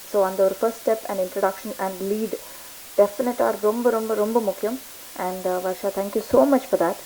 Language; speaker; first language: Tamil; non-native, learner; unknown